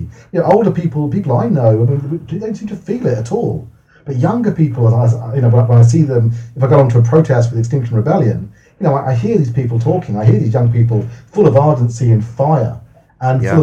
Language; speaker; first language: English; native; English